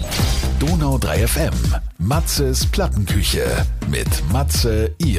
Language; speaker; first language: German; native; German